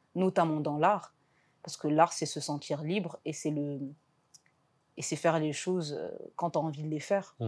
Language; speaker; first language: French; native; French